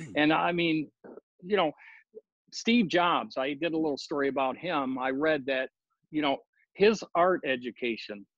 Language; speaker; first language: English; native; English